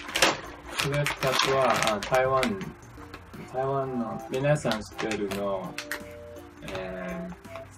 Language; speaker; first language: Japanese; non-native, learner; Chinese